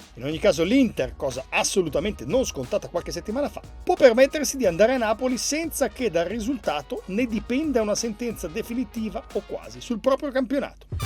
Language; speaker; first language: Italian; native; Italian